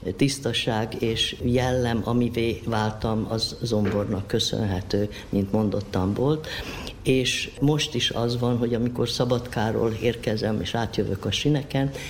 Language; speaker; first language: Hungarian; native; Hungarian